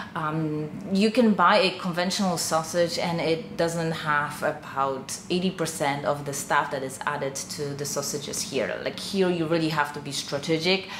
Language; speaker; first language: English; non-native, fluent; Polish